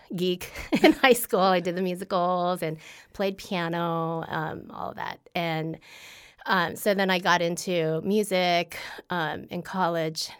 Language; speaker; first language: English; early bilingual, other home language; Filipino